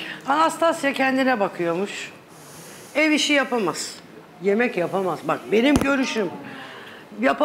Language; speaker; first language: Turkish; native; Turkish